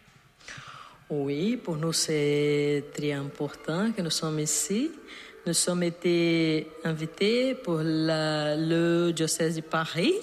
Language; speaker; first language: French; non-native, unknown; Portuguese